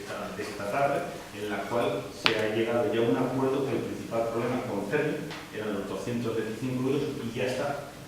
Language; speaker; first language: Spanish; native; Spanish